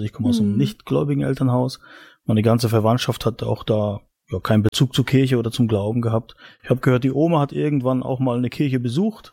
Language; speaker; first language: German; native; German